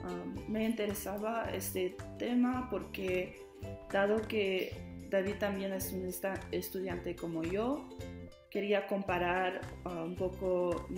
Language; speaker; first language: Spanish; non-native, learner; English